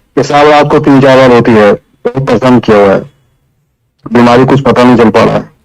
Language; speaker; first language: Hindi; native; Hindi